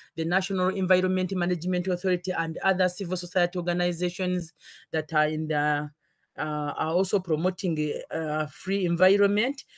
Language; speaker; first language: English; non-native, local second language; Ganda